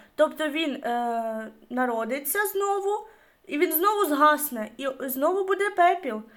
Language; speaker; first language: Ukrainian; non-native, local second language; Russian